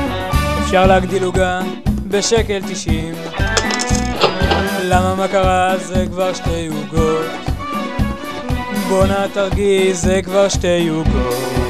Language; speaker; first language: Hebrew; native; Hebrew